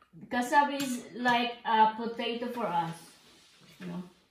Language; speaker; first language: English; non-native, local second language; Filipino